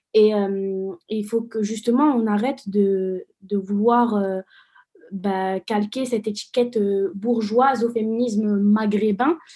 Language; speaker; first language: French; non-native, local second language; Arabic